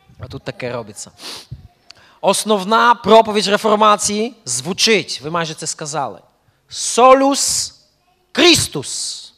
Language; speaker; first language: Ukrainian; early bilingual, heritage; Ukrainian